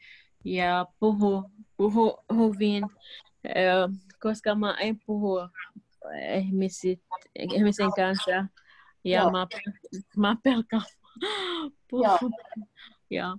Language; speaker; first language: Finnish; non-native, learner; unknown